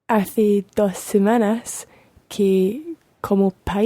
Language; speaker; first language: Spanish; non-native, learner; English